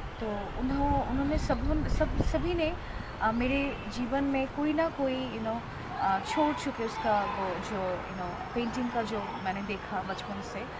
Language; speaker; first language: Hindi; non-native, learner; Bangla